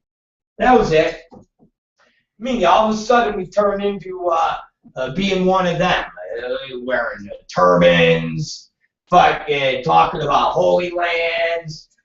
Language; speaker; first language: English; native; English